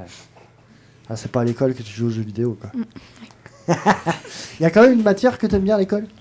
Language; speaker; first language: French; native; French